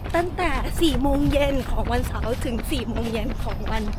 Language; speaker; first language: Thai; early bilingual, other home language; Italian